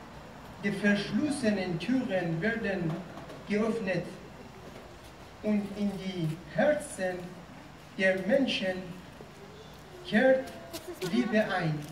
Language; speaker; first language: German; non-native, fluent; Persian